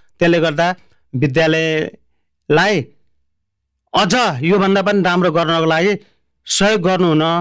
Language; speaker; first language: Nepali; native; Nepali